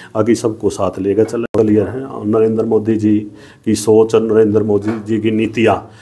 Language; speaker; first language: Hindi; native; Hindi